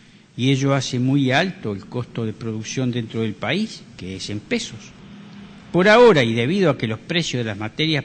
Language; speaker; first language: Spanish; native; Spanish